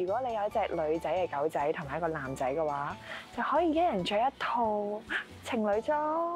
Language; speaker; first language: Cantonese; native; Cantonese